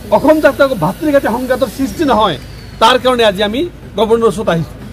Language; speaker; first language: Assamese; non-native, local second language; Bangla